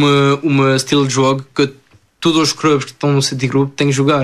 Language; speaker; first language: Portuguese; early bilingual, other home language; French